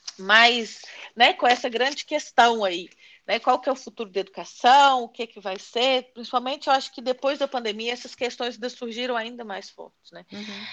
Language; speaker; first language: Portuguese; native; Portuguese